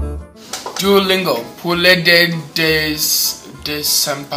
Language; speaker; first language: French; non-native, learner; English